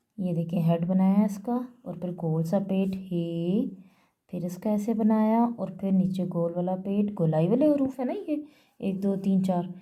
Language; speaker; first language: Urdu; native; Urdu